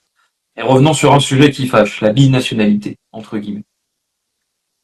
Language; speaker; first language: French; native; French